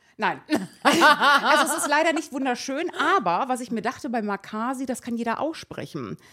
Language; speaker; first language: German; early bilingual, other home language; Persian